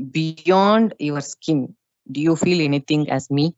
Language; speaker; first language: English; non-native, local second language; Kannada